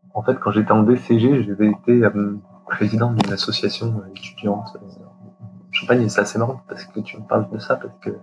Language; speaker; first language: French; native; French